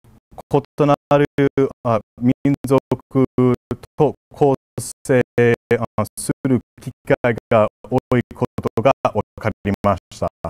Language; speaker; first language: Japanese; non-native, fluent; English